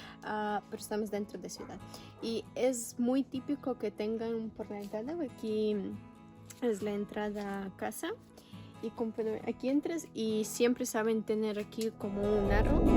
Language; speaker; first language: Spanish; non-native, local second language; Russian